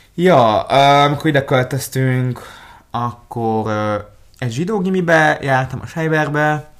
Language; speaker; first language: Hungarian; early bilingual, other home language; Hebrew